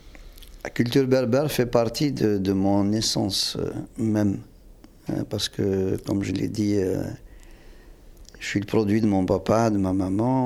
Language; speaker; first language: French; non-native, local second language; Kabyle